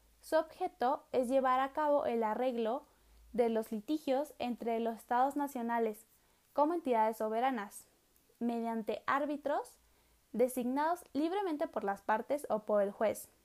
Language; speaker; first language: Spanish; native; Spanish